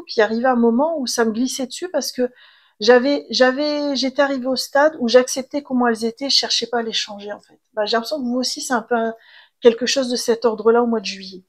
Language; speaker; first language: French; native; French